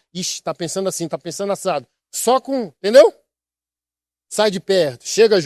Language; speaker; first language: Portuguese; native; Portuguese